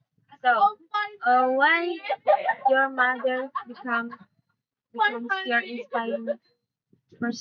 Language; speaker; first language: English; non-native, learner; Indonesian